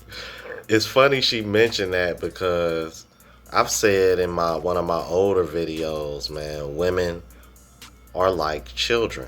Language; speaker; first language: English; native; English